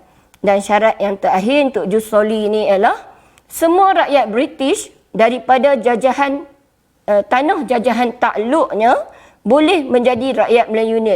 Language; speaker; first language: Malay; native; Malay